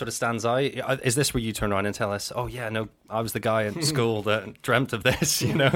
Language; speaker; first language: English; native; English